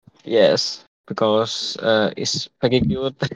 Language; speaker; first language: English; non-native, learner; Indonesian